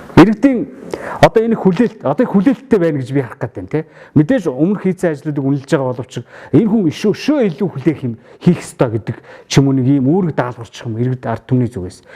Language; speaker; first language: Mongolian; native; Mongolian